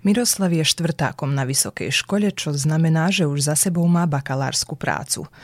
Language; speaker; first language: Slovak; early bilingual, heritage; Slovak